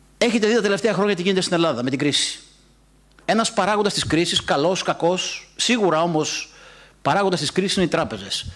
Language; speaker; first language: Greek; native; Greek